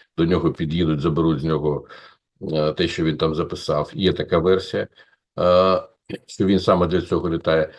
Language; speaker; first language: Ukrainian; native; Ukrainian